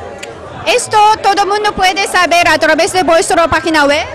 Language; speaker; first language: Spanish; non-native, learner; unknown